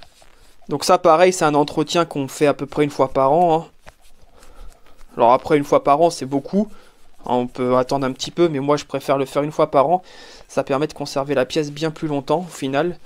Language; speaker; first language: French; native; French